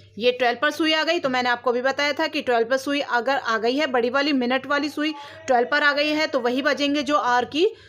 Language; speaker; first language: Hindi; native; Hindi